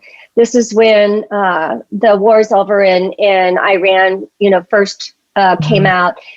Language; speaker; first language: English; native; English